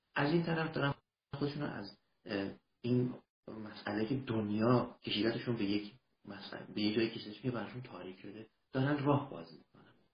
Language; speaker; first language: Persian; early bilingual, heritage; Persian